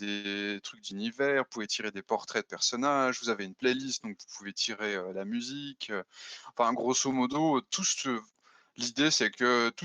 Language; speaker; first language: French; native; French